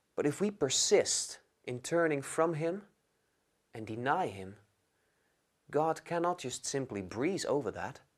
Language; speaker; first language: English; non-native, fluent; Dutch